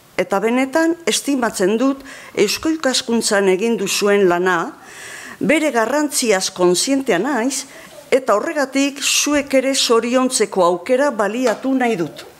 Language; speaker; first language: Basque; native; Basque